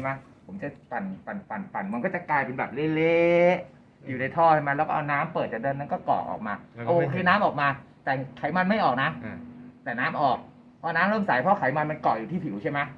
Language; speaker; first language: Thai; native; Thai